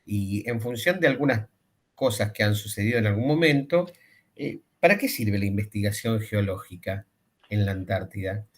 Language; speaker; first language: Spanish; native; Spanish